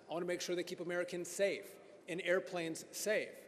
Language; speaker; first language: English; native; English